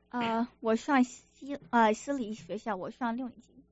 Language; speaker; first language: Chinese; early bilingual, other home language; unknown